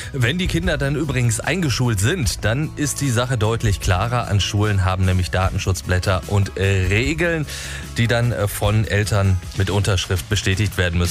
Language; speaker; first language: German; native; German